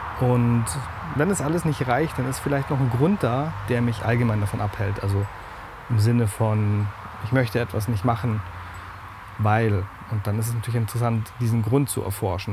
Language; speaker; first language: German; native; German